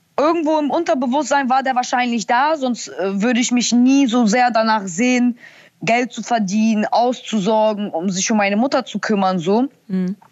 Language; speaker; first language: German; early bilingual, other home language; Russian